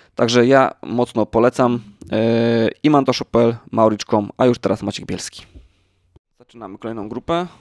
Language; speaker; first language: Polish; native; Polish